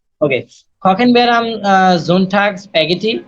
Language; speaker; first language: German; non-native, fluent; Bangla